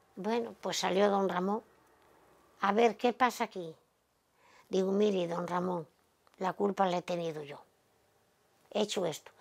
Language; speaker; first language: Spanish; native; Spanish